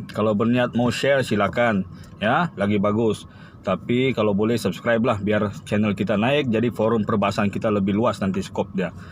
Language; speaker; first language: Malay; native; Malay